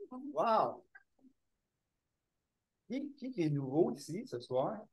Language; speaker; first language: French; native; French